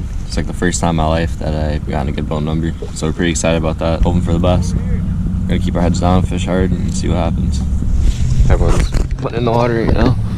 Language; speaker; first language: English; native; English